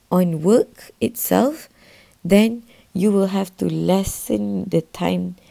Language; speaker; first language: English; non-native, local second language; Malay